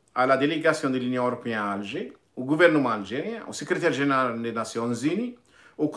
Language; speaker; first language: French; non-native, local second language; Arabic